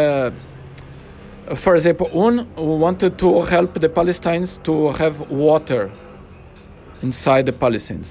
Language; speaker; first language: English; non-native, learner; Portuguese